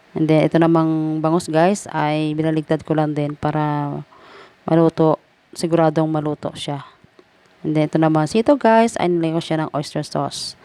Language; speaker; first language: Filipino; native; Filipino